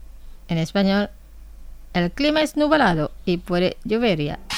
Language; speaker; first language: Spanish; non-native, fluent; Indonesian